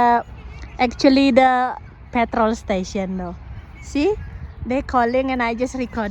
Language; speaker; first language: English; non-native, fluent; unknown